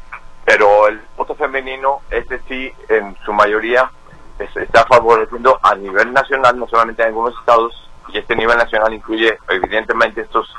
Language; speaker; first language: Spanish; native; Spanish